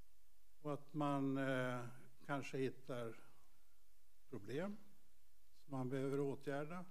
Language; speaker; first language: Swedish; native; Swedish